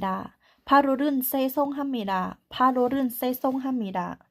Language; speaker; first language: Korean; non-native, learner; Thai